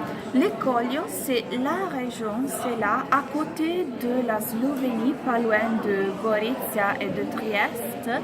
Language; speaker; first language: French; non-native, fluent; Italian